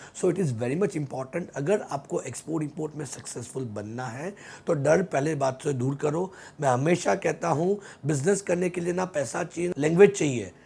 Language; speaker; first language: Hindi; non-native, local second language; Gujarati